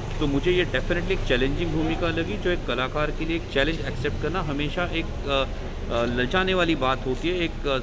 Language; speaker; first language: Hindi; non-native, local second language; Marathi